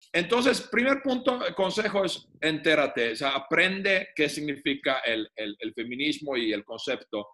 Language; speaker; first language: Spanish; non-native, fluent; Finnish